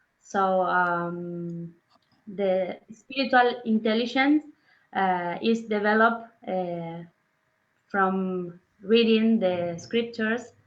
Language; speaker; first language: English; non-native, learner; Spanish